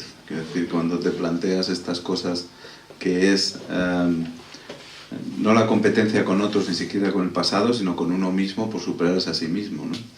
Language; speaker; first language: Spanish; native; Spanish